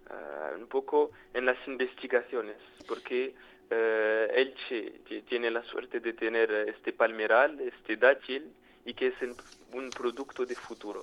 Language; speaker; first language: Spanish; non-native, fluent; French